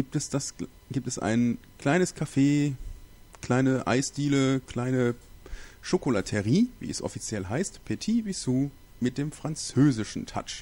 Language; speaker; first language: German; native; German